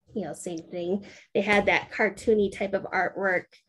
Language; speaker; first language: English; native; English